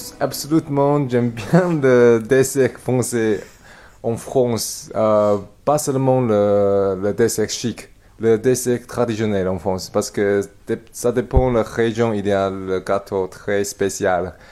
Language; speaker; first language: French; non-native, learner; Chinese